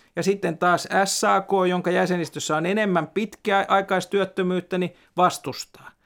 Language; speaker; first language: Finnish; native; Finnish